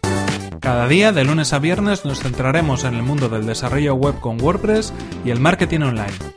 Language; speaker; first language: Spanish; native; Spanish